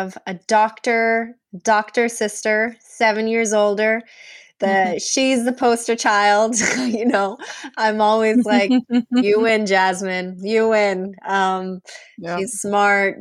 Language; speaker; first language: English; non-native, fluent; Punjabi